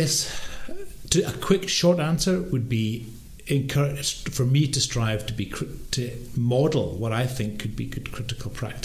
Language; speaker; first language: English; native; English